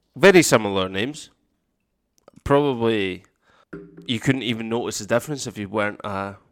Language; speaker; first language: English; native; English